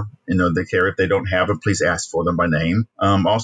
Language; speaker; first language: English; native; English